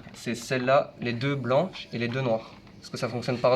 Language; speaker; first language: French; native; French